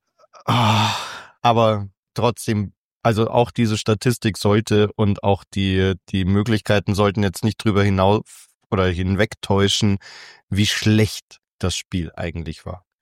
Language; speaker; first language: German; native; German